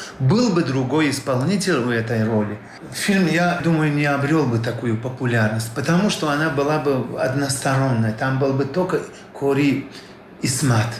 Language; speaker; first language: Russian; non-native, local second language; Tajik